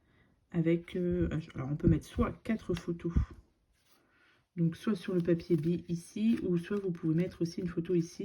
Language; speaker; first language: French; native; French